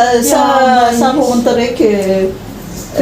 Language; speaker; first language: French; non-native, learner; Malagasy